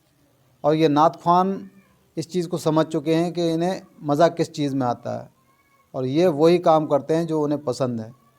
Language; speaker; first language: Urdu; native; Urdu